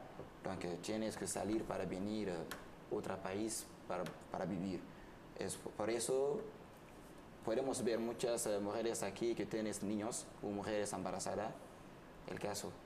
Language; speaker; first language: Spanish; non-native, learner; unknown